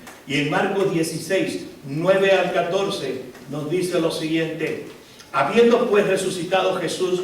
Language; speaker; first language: Spanish; native; Spanish